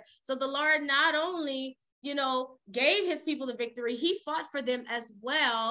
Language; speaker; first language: English; native; English